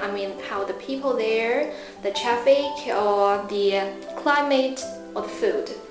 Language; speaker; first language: English; non-native, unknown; Chinese